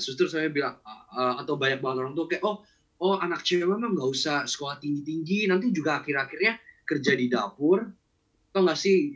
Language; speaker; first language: Indonesian; early bilingual, heritage; Indonesian